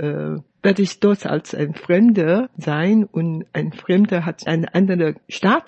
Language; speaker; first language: German; non-native, fluent; Chinese